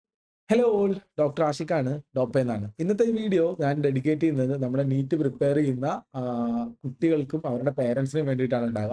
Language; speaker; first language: Malayalam; native; Malayalam